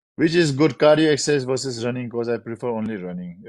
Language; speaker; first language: English; non-native, local second language; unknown